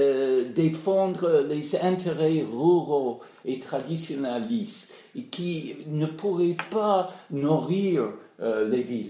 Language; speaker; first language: French; non-native, fluent; English